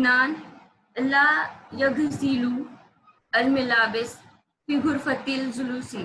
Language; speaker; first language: Arabic; non-native, learner; Urdu